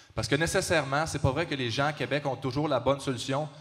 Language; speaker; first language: French; native; French